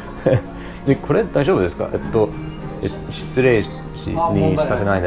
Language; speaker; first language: Japanese; non-native, learner; English